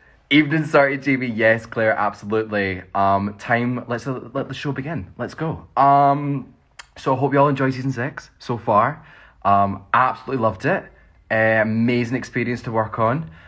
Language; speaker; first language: English; native; English